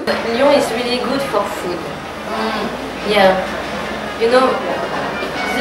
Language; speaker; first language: English; non-native, learner; French